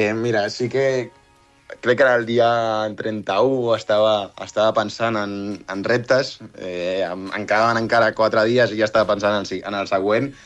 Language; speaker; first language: Catalan; non-native, local second language; Spanish